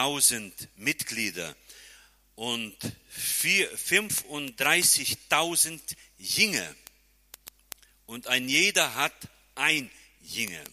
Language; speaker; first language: German; non-native, fluent; Portuguese